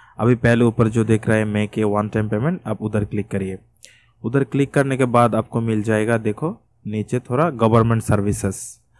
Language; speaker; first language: Hindi; non-native, fluent; Bangla